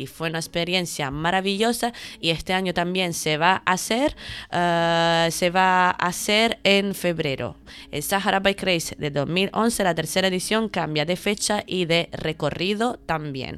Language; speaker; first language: Spanish; native; Spanish